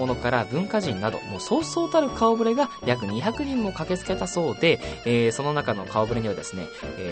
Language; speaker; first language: Japanese; native; Japanese